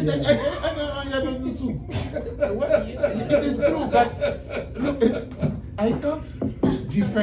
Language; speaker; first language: English; non-native, learner; French